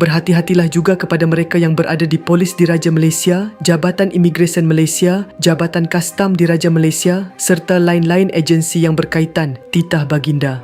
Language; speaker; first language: Malay; native; Malay